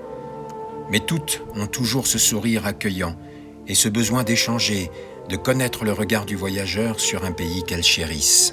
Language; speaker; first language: French; native; French